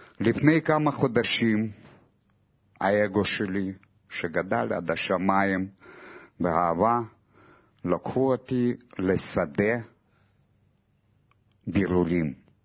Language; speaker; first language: Hebrew; non-native, fluent; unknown